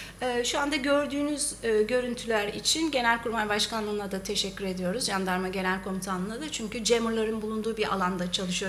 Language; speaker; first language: Turkish; native; Turkish